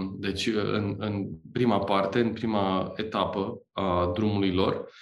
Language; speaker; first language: Romanian; native; Romanian